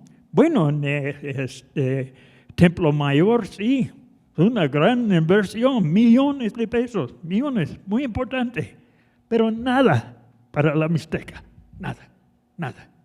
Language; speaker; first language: Spanish; non-native, fluent; English